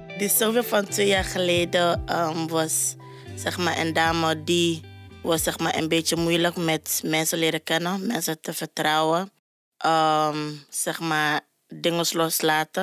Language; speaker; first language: Dutch; non-native, fluent; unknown